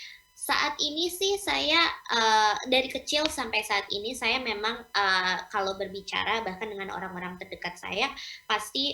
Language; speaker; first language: Indonesian; non-native, local second language; English